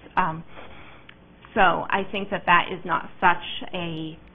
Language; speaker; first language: English; native; English